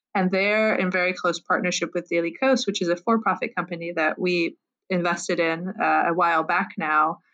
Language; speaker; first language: English; non-native, fluent; French